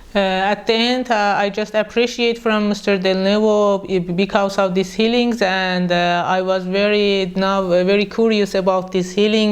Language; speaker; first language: English; non-native, learner; Persian